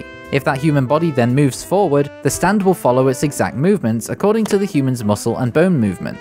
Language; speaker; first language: English; native; English